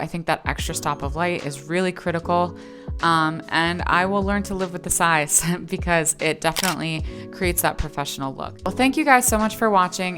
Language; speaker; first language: English; native; English